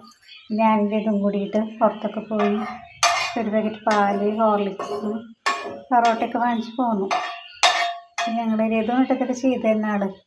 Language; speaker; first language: Malayalam; native; Malayalam